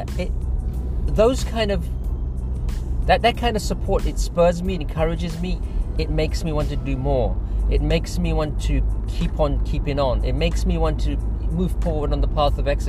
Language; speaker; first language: English; native; English